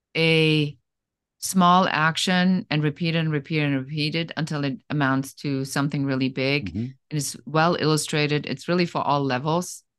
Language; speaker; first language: English; non-native, fluent; German